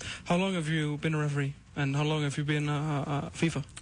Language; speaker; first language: English; non-native, fluent; Icelandic